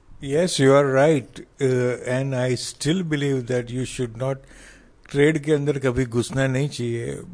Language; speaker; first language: Hindi; native; Hindi